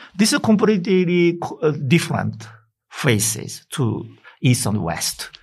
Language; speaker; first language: English; non-native, learner; Japanese